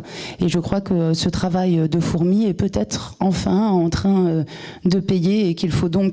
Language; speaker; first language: French; native; French